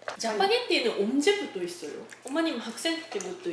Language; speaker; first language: Korean; non-native, learner; Japanese